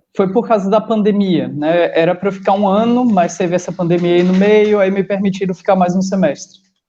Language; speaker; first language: Portuguese; native; Portuguese